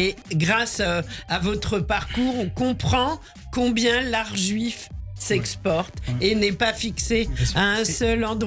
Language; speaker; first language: French; native; French